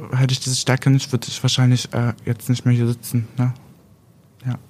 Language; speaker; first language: German; native; German